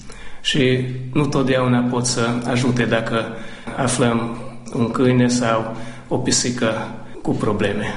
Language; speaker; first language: Romanian; non-native, local second language; Hungarian